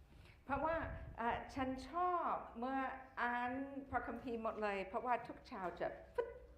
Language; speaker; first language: Thai; non-native, fluent; English